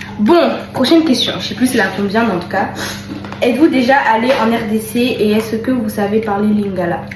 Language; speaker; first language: French; native; French